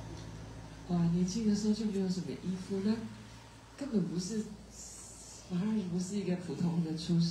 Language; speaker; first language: Chinese; native; Chinese